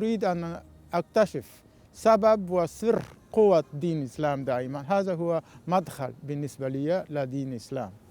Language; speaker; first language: Arabic; non-native, fluent; Japanese